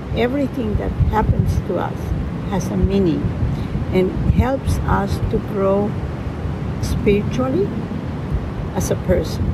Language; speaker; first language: English; non-native, fluent; Spanish